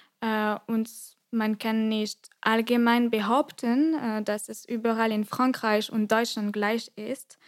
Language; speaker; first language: German; non-native, fluent; French